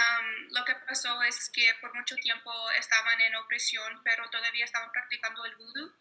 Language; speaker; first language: Spanish; early bilingual, heritage; Spanish